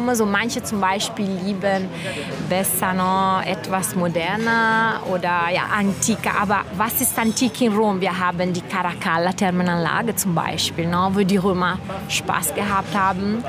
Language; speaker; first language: German; non-native, fluent; Italian